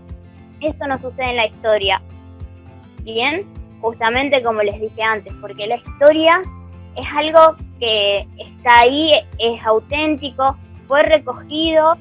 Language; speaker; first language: Spanish; native; Spanish